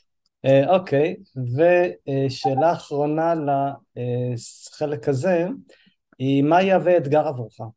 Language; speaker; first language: Hebrew; native; Hebrew